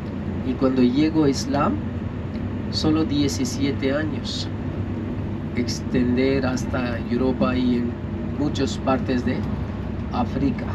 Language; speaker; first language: Spanish; non-native, fluent; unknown